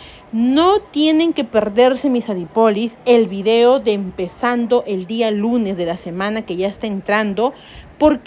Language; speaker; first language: Spanish; native; Spanish